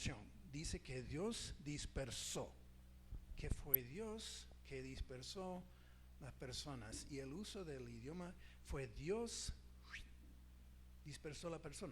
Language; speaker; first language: Spanish; non-native, fluent; English